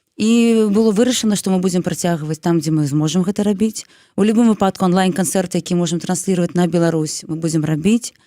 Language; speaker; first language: Belarusian; non-native, local second language; Russian